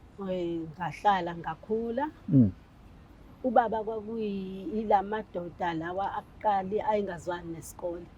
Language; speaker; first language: Zulu; non-native, local second language; Xhosa